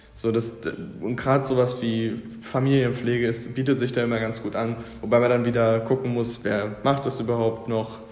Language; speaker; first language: German; native; German